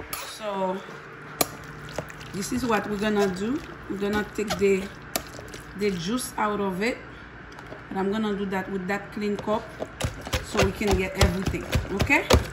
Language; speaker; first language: English; non-native, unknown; Haitian Creole